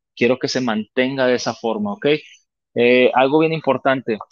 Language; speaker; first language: Spanish; native; Spanish